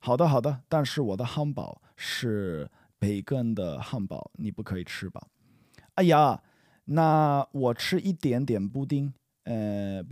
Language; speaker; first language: Chinese; non-native, learner; English